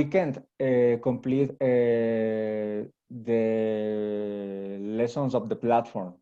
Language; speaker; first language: English; non-native, learner; Spanish